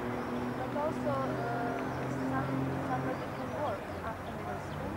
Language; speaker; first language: English; non-native, learner; Croatian